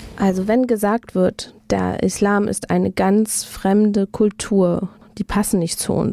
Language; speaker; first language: German; native; German